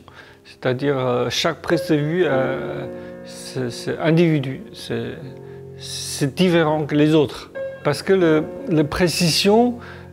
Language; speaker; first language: French; non-native, learner; Chinese